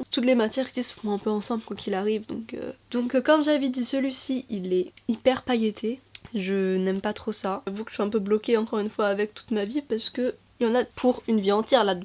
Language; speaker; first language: French; native; French